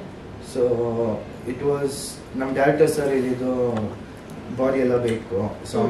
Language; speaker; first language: Kannada; early bilingual, heritage; Kannada